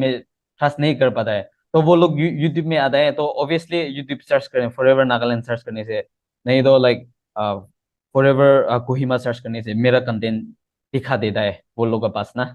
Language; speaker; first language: Hindi; non-native, local second language; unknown